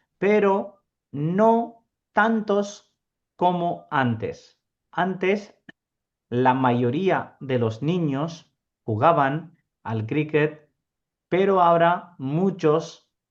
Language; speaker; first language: Spanish; non-native, fluent; Urdu